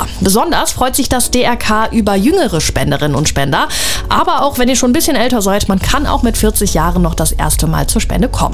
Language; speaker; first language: German; native; German